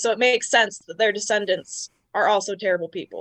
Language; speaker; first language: English; native; English